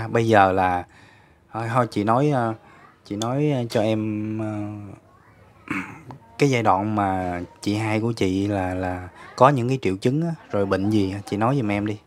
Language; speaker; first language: Vietnamese; native; Vietnamese